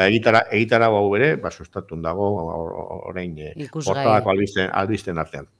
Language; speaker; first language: Basque; native; Basque